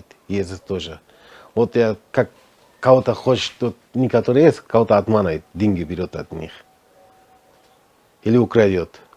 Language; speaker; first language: Russian; non-native, learner; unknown